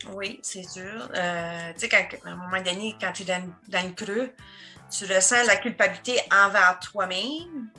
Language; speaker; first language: French; native; French